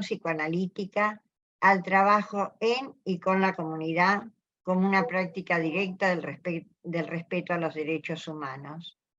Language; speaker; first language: Spanish; native; Spanish